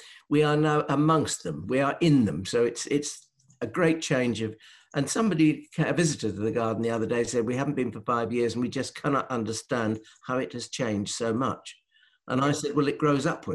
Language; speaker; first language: English; native; English